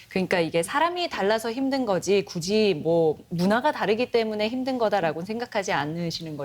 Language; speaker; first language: Korean; native; Korean